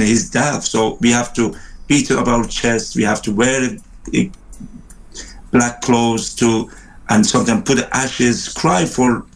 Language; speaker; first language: English; non-native, fluent; Persian